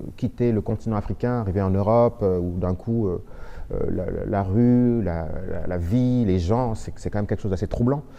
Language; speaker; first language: French; non-native, local second language; Wolof